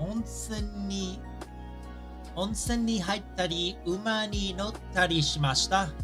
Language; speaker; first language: Japanese; non-native, learner; English